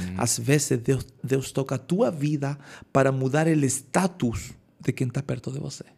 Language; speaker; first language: Portuguese; non-native, fluent; Spanish